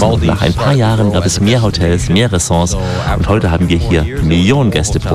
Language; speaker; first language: German; native; German